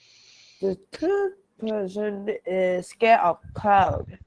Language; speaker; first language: English; non-native, learner; Vietnamese